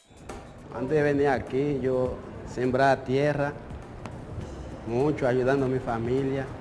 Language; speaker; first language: Spanish; non-native, learner; Haitian Creole